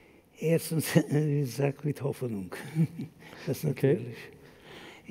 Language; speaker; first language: German; non-native, fluent; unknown